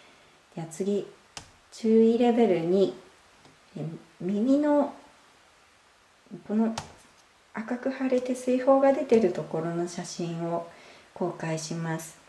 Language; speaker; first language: Japanese; native; Japanese